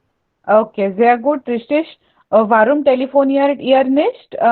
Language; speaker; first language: German; non-native, fluent; Hindi